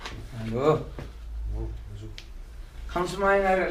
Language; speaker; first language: German; non-native, learner; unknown